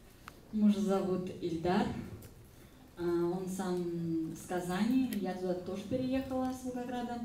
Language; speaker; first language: Russian; native; Russian